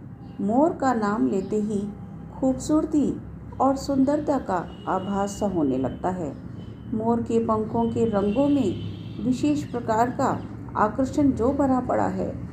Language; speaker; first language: Hindi; native; Hindi